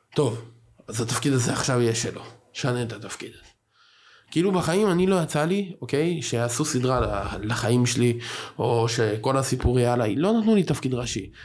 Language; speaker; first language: Hebrew; native; Hebrew